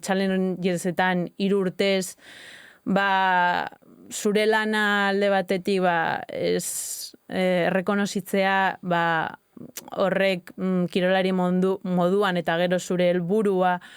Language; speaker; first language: Basque; native; Basque